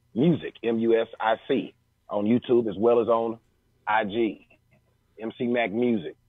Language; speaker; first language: English; native; English